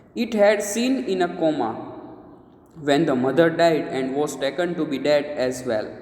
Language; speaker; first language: English; non-native, local second language; Gujarati